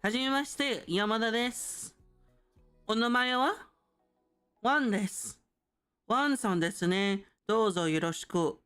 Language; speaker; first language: Japanese; non-native, learner; English